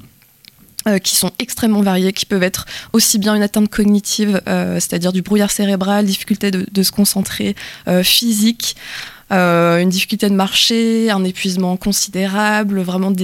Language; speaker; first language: French; native; French